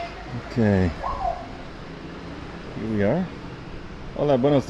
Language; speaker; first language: Spanish; non-native, learner; English